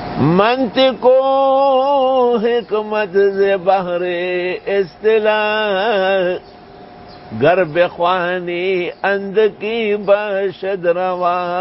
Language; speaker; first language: Urdu; non-native, local second language; Pashto